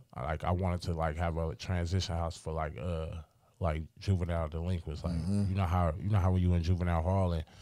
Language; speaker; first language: English; native; English